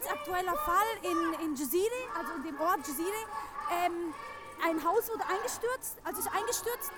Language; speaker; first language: German; early bilingual, other home language; Kurdish